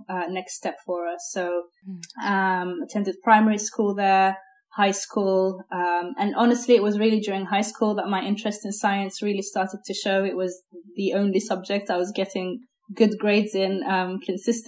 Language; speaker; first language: English; native; English